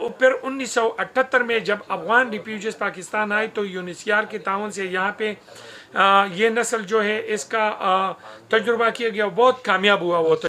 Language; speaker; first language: Urdu; non-native, local second language; Pashto